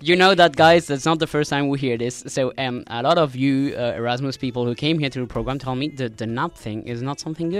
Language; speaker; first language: English; non-native, fluent; Spanish